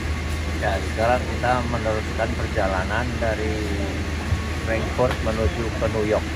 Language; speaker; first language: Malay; non-native, local second language; Javanese